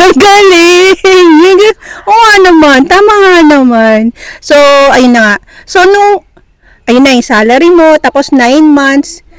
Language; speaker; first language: Filipino; native; Filipino